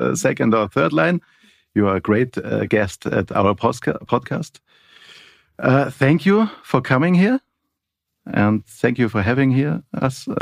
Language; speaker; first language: English; non-native, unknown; German